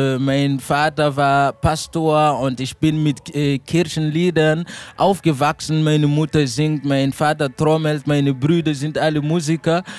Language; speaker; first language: German; non-native, fluent; Mossi